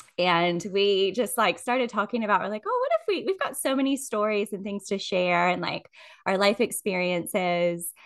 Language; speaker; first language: English; native; English